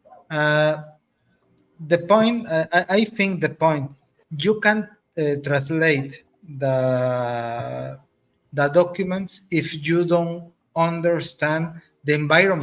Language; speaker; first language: English; non-native, learner; Spanish